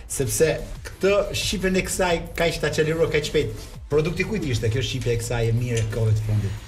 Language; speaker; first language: Albanian; native; Albanian